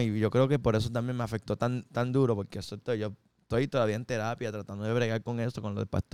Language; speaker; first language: Spanish; early bilingual, heritage; Spanish